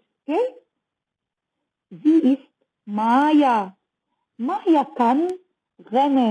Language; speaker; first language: German; non-native, learner; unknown